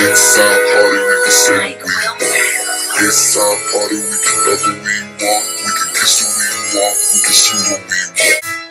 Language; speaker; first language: English; native; English